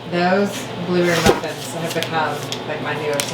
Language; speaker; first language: English; native; English